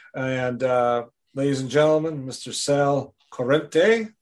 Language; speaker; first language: English; native; English